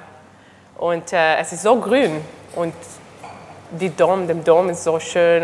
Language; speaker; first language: German; non-native, learner; Hebrew